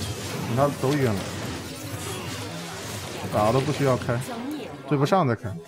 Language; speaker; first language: Chinese; native; Chinese